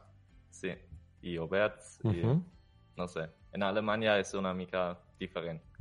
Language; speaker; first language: Catalan; non-native, learner; German